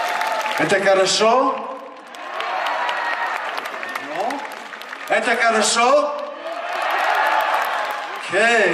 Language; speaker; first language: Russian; non-native, learner; French